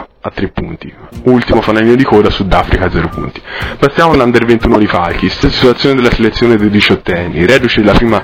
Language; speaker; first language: Italian; native; Italian